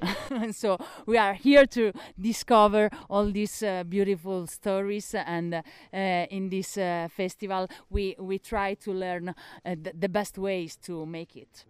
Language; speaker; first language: English; non-native, fluent; Italian